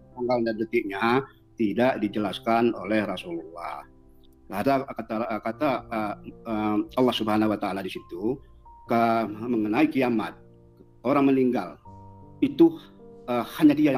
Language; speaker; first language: Indonesian; native; Indonesian